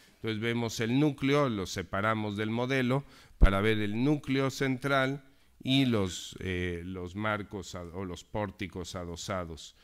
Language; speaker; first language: Spanish; native; Spanish